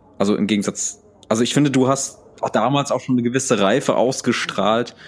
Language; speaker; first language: German; early bilingual, other home language; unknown